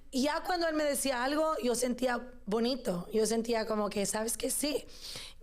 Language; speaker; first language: Spanish; early bilingual, other home language; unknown